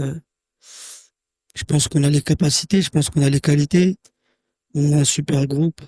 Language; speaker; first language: French; native; French